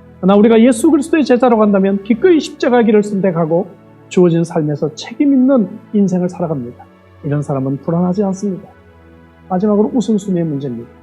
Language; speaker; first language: Korean; native; Korean